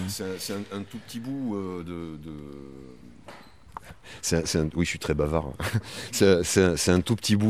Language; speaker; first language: French; native; French